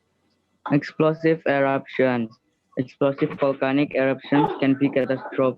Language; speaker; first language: English; non-native, learner; Indonesian